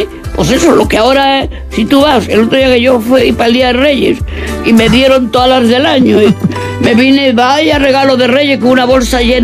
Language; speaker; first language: Spanish; native; Spanish